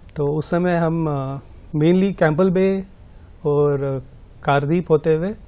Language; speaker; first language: Hindi; native; Hindi